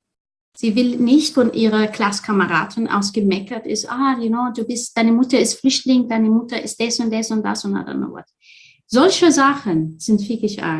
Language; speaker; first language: German; non-native, fluent; Arabic